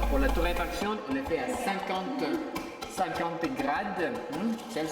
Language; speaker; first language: French; non-native, fluent; Spanish